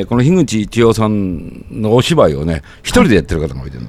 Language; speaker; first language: Japanese; native; Japanese